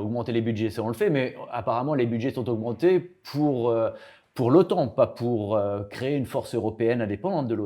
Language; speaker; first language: French; native; French